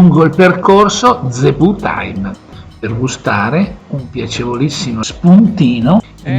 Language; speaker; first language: Italian; native; Italian